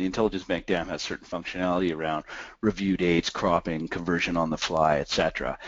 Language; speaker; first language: English; native; English